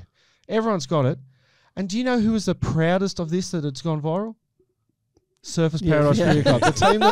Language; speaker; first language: English; native; English